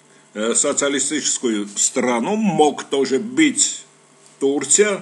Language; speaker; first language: Russian; non-native, local second language; Armenian